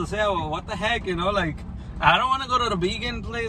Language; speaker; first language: English; early bilingual, other home language; Spanish